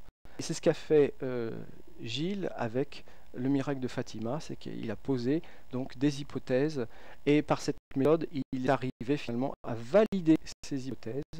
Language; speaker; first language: French; native; French